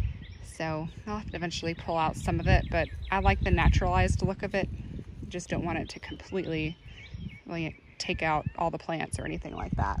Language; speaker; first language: English; native; English